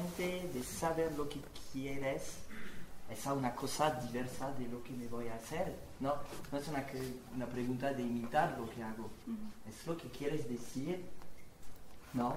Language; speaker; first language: Spanish; non-native, learner; French